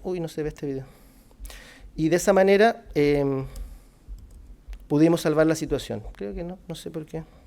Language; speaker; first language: Spanish; native; Spanish